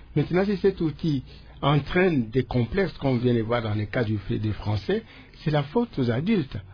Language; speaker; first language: French; non-native, local second language; Lingala